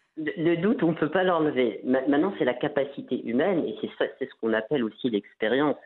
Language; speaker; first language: French; non-native, local second language; Arabic